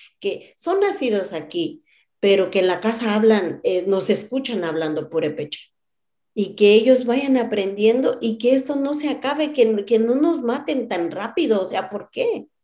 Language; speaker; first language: Spanish; non-native, local second language; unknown